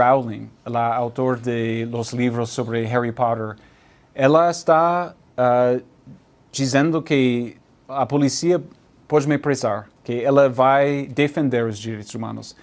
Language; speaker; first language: Portuguese; non-native, learner; English